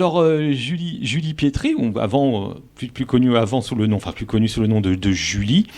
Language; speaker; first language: French; native; French